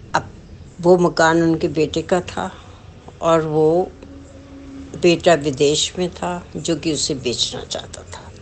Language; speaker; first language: Hindi; non-native, local second language; Punjabi